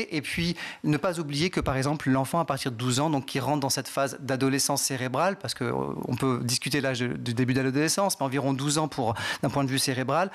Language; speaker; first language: French; native; French